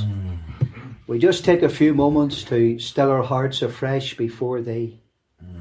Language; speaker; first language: English; native; English